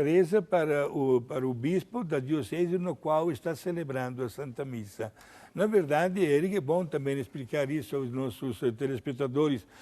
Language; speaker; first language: Portuguese; non-native, fluent; Italian